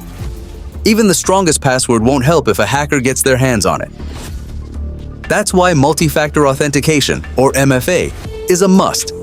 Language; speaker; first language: English; native; English